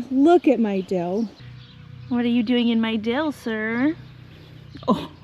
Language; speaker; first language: English; native; English